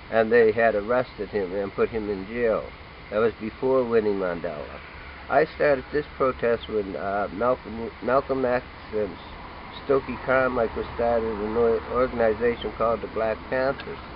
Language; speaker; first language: English; native; English